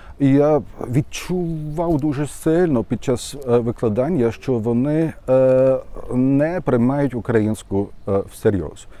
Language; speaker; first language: Ukrainian; non-native, fluent; German